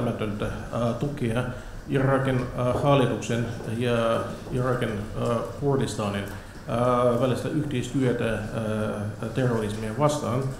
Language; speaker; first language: Finnish; non-native, fluent; Russian